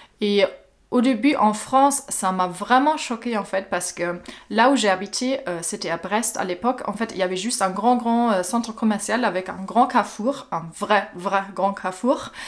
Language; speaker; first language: French; non-native, fluent; German